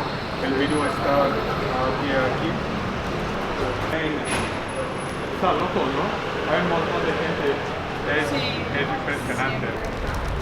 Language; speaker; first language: Spanish; non-native, learner; English